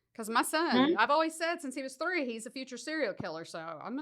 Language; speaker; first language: English; native; English